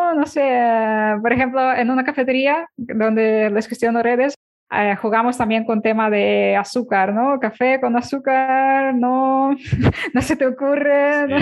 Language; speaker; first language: Spanish; non-native, fluent; Ukrainian